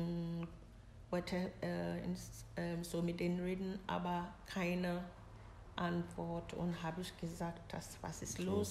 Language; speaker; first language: German; non-native, learner; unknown